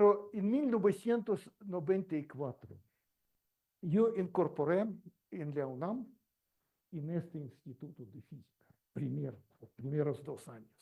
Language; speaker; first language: Spanish; non-native, learner; Russian